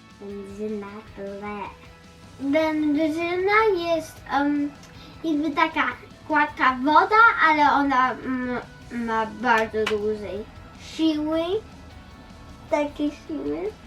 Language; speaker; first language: Polish; early bilingual, heritage; Polish